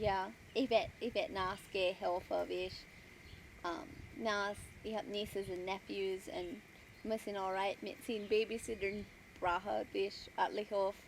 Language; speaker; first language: German; early bilingual, heritage; Pennsylvania German